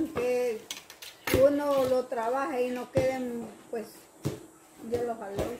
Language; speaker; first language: Spanish; native; Spanish